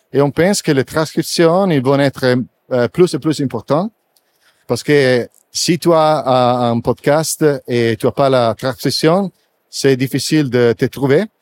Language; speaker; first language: French; non-native, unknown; Italian